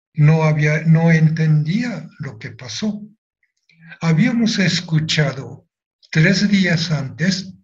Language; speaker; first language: Spanish; non-native, fluent; Japanese